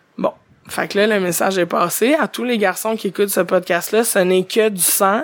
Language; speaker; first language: French; native; French